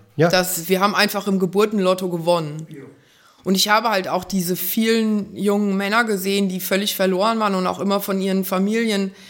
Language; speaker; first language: German; native; German